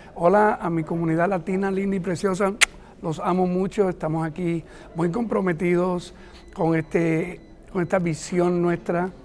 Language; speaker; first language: Spanish; native; Spanish